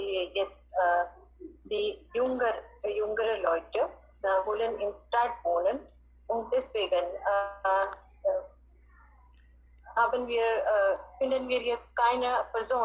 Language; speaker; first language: German; non-native, learner; Hindi